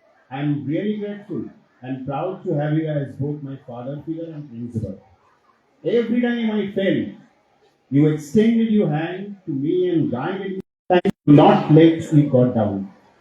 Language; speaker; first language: English; non-native, local second language; Bangla